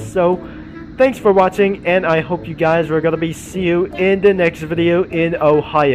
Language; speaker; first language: English; non-native, learner; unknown